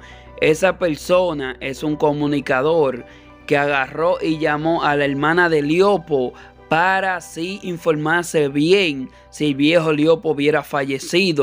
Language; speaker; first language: Spanish; native; Spanish